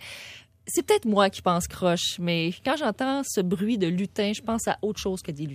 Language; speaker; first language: French; native; French